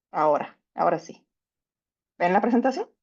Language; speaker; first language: Spanish; native; Spanish